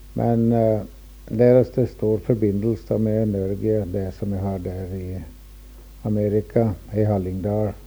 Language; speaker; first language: Norwegian; early bilingual, heritage; Norwegian